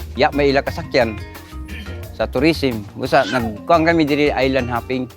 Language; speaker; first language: Cebuano; native; Cebuano